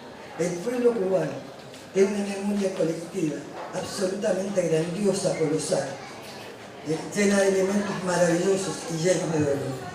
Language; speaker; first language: Spanish; native; Spanish